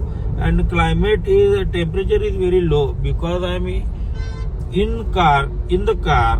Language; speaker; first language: English; non-native, learner; Marathi